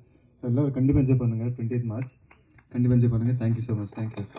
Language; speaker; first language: Tamil; non-native, local second language; Telugu